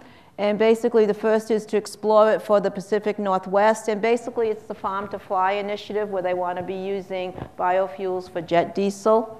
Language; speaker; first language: English; native; English